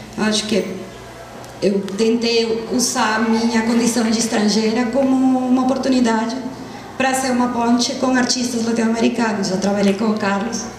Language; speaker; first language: Portuguese; non-native, fluent; Spanish